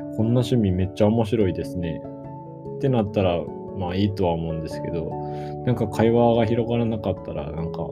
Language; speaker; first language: Japanese; native; Japanese